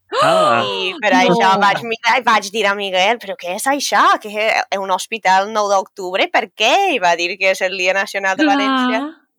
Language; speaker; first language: Catalan; non-native, fluent; English